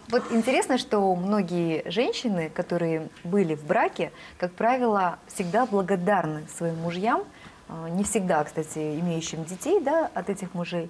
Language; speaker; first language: Russian; native; Russian